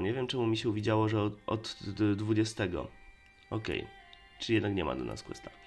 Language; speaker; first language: Polish; native; Polish